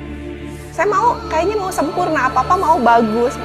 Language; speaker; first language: Indonesian; native; Indonesian